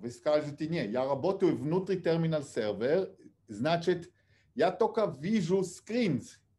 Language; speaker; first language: Russian; early bilingual, heritage; Russian